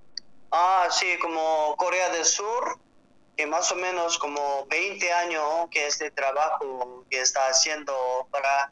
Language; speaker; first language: Spanish; non-native, learner; Korean